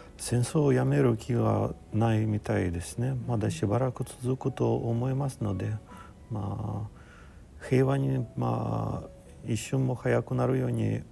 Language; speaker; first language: Japanese; non-native, fluent; Russian